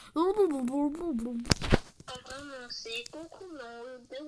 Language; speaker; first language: French; native; French